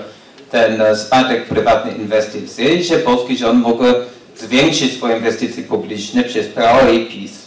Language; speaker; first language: Polish; non-native, fluent; English